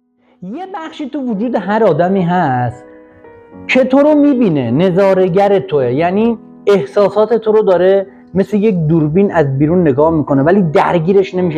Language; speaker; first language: Persian; native; Persian